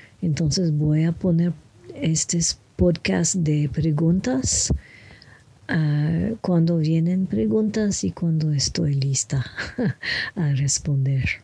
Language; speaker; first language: Spanish; non-native, fluent; French